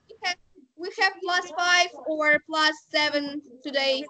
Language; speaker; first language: English; non-native, learner; Russian